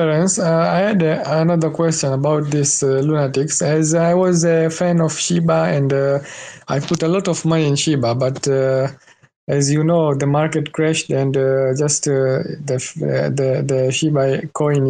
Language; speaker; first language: English; non-native, local second language; Swahili